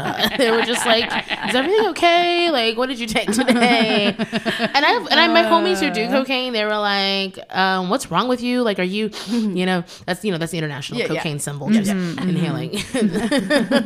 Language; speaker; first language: English; native; English